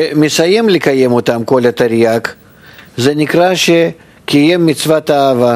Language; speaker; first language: Hebrew; non-native, fluent; Russian